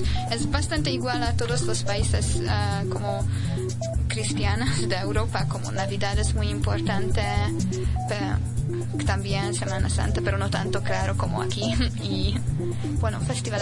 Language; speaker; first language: Spanish; non-native, learner; Hungarian